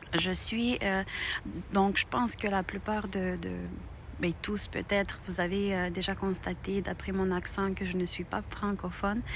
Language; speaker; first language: French; non-native, fluent; Romanian